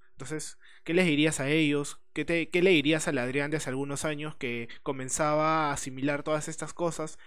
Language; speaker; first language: Spanish; native; Spanish